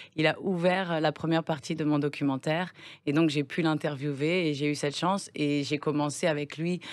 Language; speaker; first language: French; native; French